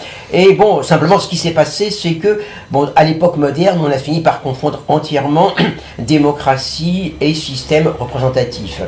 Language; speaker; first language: French; native; French